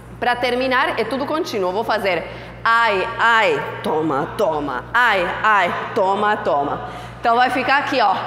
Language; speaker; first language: Portuguese; non-native, fluent; Spanish